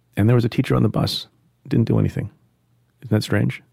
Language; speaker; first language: English; early bilingual, other home language; Hindi